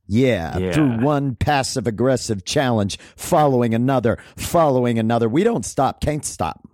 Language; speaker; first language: English; native; English